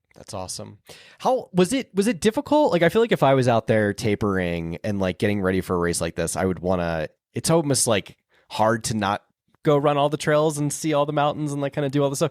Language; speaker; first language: English; native; English